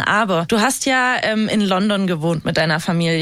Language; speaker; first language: German; native; German